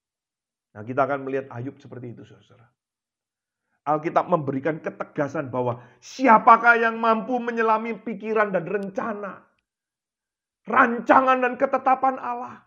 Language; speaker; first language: Indonesian; native; Indonesian